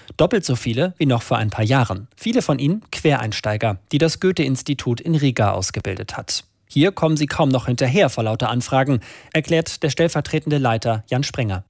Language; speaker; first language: German; native; German